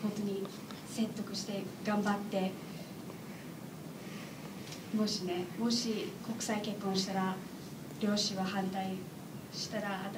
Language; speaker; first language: Japanese; non-native, learner; English